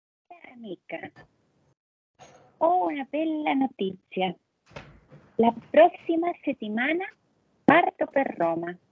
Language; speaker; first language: Italian; non-native, learner; Spanish